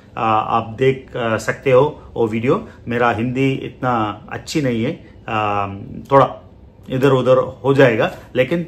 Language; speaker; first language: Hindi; non-native, local second language; Telugu